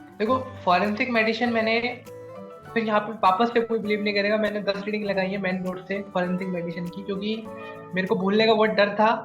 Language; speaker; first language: Hindi; native; Hindi